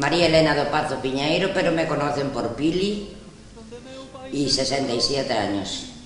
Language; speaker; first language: Spanish; non-native, local second language; Galician